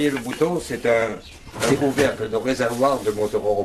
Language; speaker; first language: French; native; French